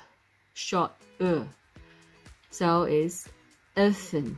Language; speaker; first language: German; non-native, learner; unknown